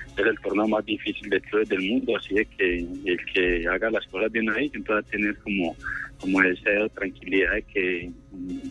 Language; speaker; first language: Spanish; native; Spanish